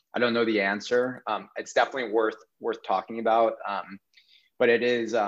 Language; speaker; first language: English; native; English